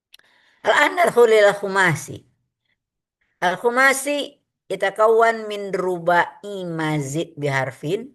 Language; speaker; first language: Arabic; non-native, fluent; Indonesian